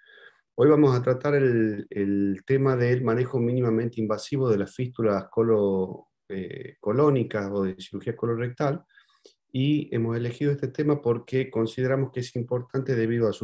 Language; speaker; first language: Spanish; native; Spanish